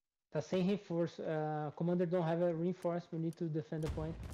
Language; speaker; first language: English; non-native, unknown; Portuguese